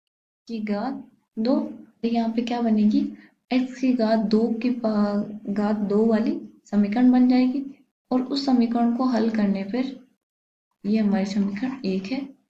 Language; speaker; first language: Hindi; native; Hindi